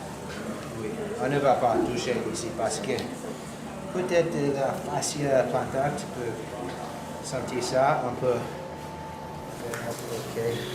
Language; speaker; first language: French; non-native, learner; English